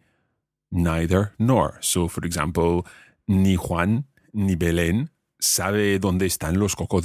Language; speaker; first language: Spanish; non-native, fluent; English